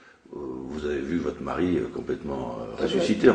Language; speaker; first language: French; native; French